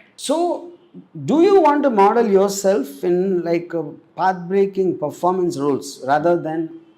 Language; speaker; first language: English; non-native, local second language; Telugu